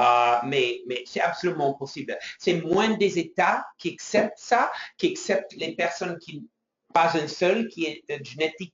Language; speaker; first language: French; non-native, fluent; English